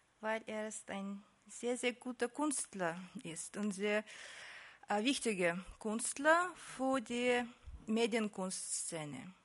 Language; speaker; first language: German; non-native, fluent; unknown